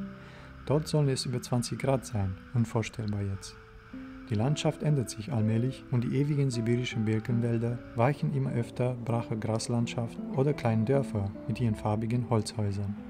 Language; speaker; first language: German; native; German